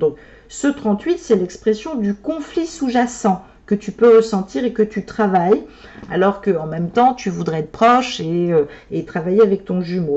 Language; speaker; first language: French; native; French